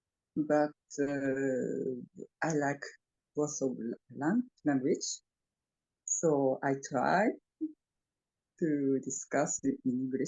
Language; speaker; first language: English; non-native, fluent; Japanese